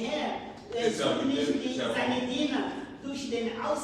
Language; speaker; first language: German; non-native, fluent; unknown